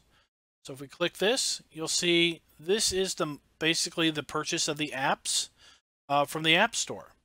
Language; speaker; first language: English; native; English